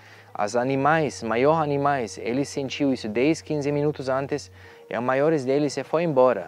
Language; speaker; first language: Portuguese; non-native, learner; German